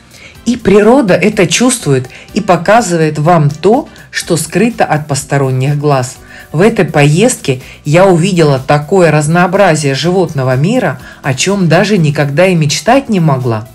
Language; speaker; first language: Russian; native; Russian